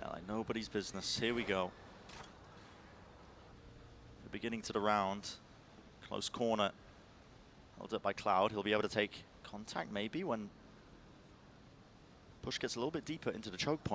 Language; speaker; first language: English; native; English